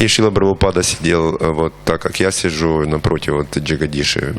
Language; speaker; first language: Russian; native; Russian